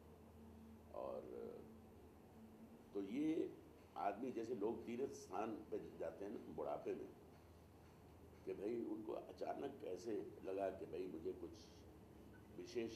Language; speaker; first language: Hindi; native; Hindi